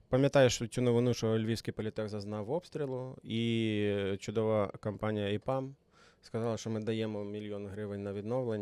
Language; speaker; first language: Ukrainian; native; Ukrainian